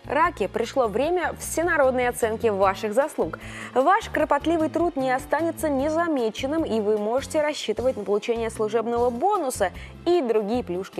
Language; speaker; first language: Russian; native; Russian